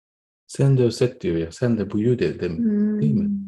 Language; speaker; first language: Turkish; non-native, fluent; Japanese